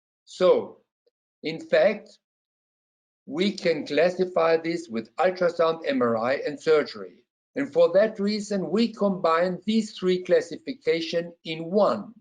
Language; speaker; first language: English; non-native, fluent; German